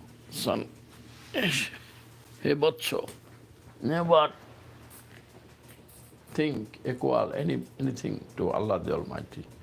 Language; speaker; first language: English; non-native, local second language; Bangla